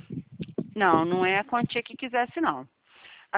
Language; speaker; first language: Portuguese; native; Portuguese